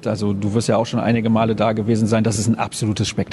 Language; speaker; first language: German; native; German